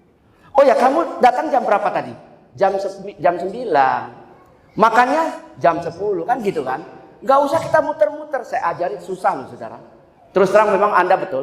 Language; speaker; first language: Indonesian; native; Indonesian